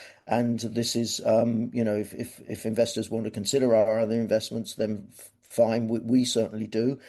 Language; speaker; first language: English; native; English